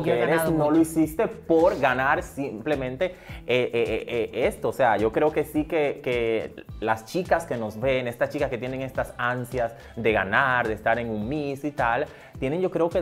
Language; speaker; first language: Spanish; native; Spanish